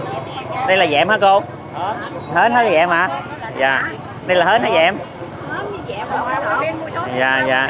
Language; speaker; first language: Vietnamese; native; Vietnamese